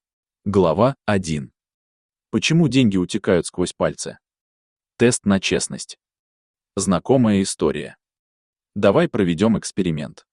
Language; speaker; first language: Russian; native; Russian